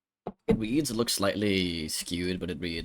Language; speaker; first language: English; native; English